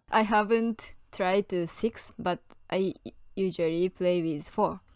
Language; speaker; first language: English; non-native, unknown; Japanese